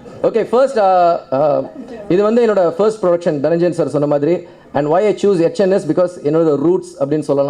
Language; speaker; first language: Tamil; native; Tamil